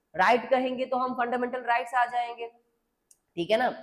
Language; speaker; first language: Hindi; non-native, local second language; Bangla